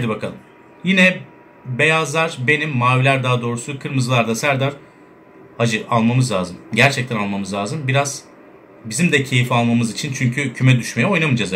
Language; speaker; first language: Turkish; native; Turkish